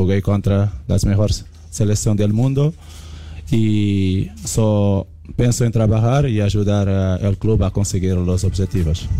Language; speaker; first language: Spanish; non-native, fluent; Portuguese